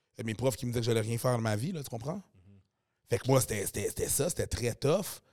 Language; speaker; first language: French; native; French